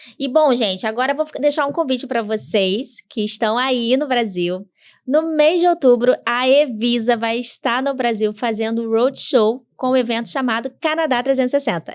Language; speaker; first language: Portuguese; native; Portuguese